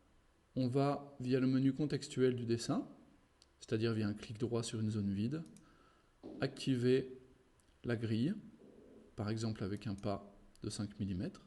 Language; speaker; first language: French; native; French